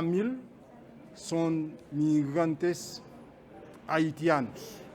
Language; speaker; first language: Spanish; non-native, fluent; Haitian Creole